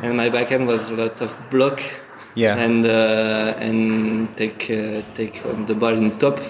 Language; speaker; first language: English; non-native, learner; French